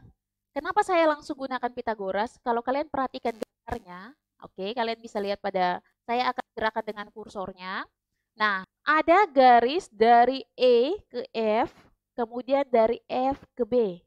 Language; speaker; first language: Indonesian; native; Indonesian